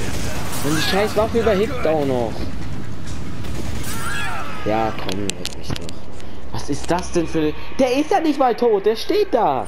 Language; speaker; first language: German; native; German